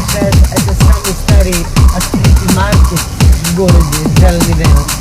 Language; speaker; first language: Russian; non-native, fluent; Serbian